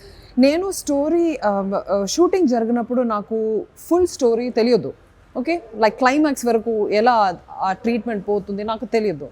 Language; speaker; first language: Telugu; non-native, fluent; Malayalam